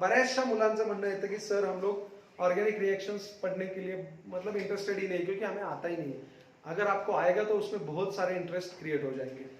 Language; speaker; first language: Hindi; non-native, local second language; Marathi